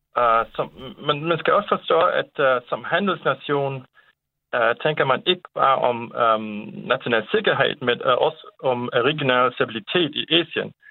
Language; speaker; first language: Danish; non-native, fluent; Japanese